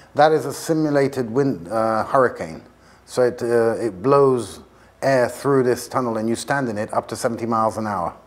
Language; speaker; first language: English; native; English